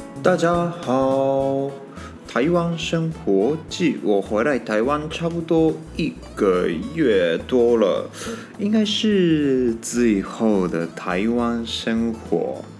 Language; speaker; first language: Chinese; non-native, fluent; Japanese